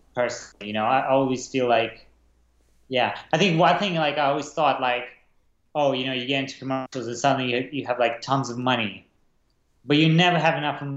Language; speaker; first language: English; non-native, fluent; Russian